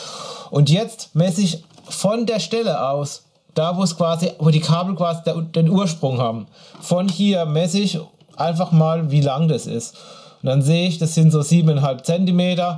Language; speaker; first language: German; native; German